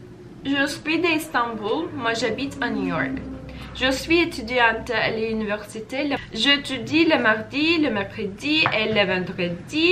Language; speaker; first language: French; non-native, learner; Turkish